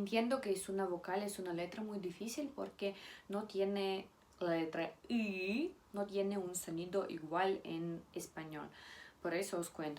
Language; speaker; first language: Spanish; non-native, fluent; Russian